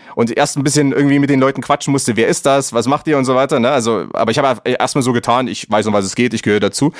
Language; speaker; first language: German; native; German